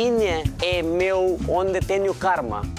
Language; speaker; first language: Portuguese; non-native, learner; Nepali